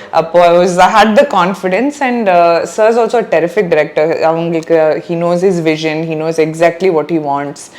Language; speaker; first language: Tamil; non-native, learner; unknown